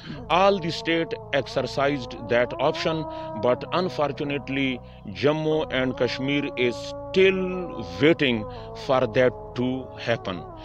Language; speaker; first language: English; non-native, local second language; Pashto